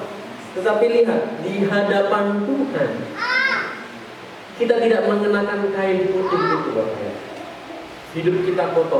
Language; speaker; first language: Indonesian; native; Indonesian